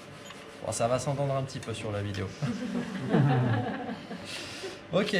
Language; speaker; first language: French; native; French